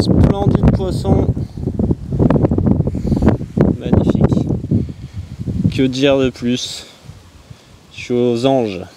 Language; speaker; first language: French; native; French